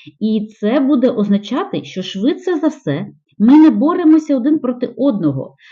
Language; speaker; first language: Ukrainian; non-native, local second language; Russian